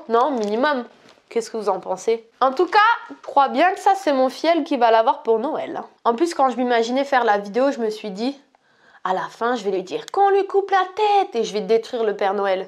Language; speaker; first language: French; native; French